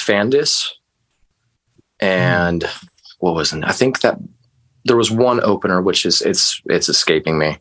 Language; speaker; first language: English; native; English